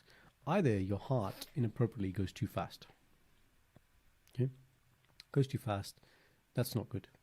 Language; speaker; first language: English; early bilingual, other home language; Punjabi